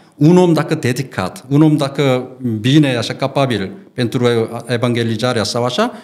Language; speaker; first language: Romanian; non-native, learner; Korean